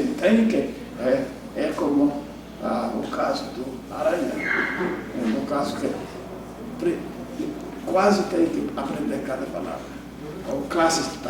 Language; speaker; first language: Portuguese; non-native, fluent; English